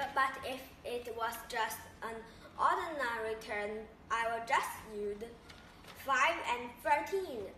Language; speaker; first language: English; non-native, learner; Chinese